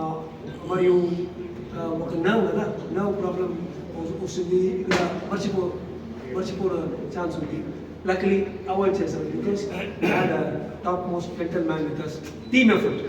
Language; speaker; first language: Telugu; non-native, learner; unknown